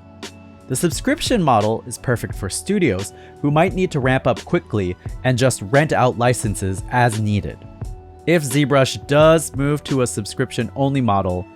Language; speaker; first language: English; native; English